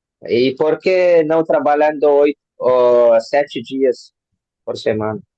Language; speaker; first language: Portuguese; non-native, learner; Hindi